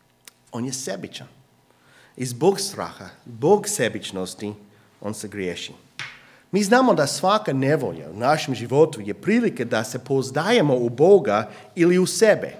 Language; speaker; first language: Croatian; non-native, fluent; English